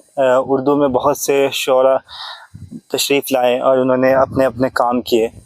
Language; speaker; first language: Urdu; native; Urdu